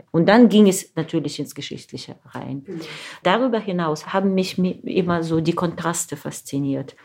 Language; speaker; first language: German; non-native, fluent; Ukrainian